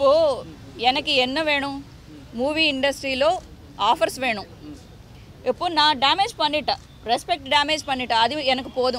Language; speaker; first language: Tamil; non-native, learner; Telugu